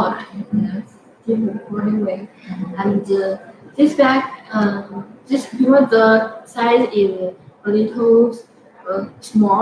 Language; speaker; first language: English; non-native, fluent; Chinese